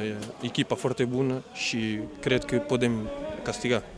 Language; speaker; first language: Romanian; non-native, learner; Portuguese